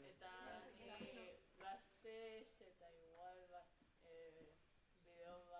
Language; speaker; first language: Basque; non-native, local second language; Spanish